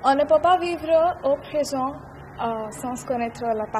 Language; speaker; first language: French; non-native, fluent; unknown